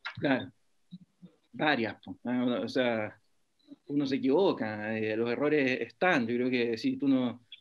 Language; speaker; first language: Spanish; native; Spanish